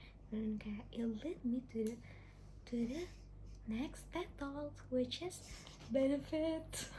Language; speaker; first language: English; non-native, local second language; Indonesian